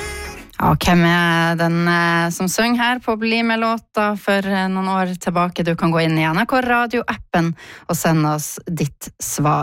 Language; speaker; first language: Norwegian; native; Norwegian